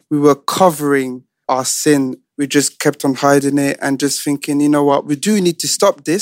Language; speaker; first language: English; non-native, fluent; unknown